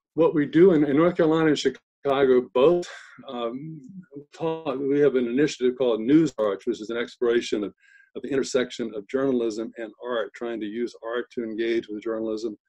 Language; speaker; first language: English; native; English